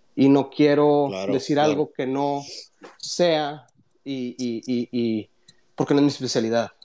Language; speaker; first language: Spanish; early bilingual, heritage; Spanish